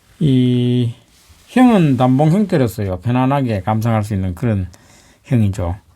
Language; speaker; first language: Korean; native; Korean